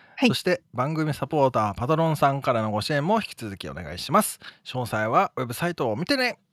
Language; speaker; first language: Japanese; native; Japanese